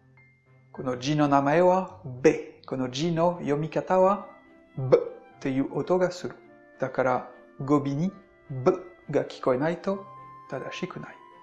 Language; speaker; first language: Japanese; non-native, fluent; French